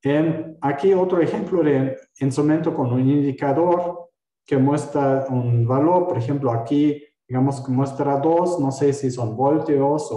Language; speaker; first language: Spanish; non-native, fluent; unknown